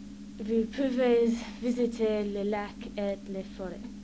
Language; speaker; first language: French; non-native, learner; English